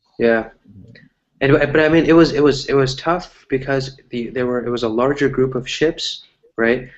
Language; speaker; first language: English; early bilingual, other home language; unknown